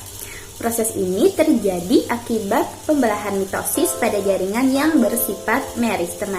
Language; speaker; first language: Indonesian; non-native, local second language; Banjar